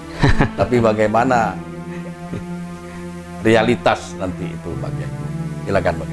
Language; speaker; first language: Indonesian; non-native, local second language; Madurese